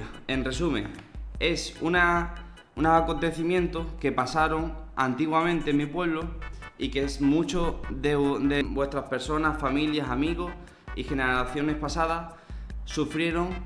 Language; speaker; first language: Spanish; native; Spanish